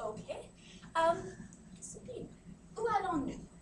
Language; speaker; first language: French; non-native, fluent; English